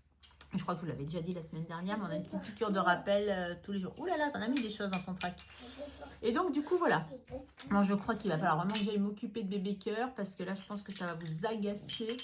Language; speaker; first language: French; native; French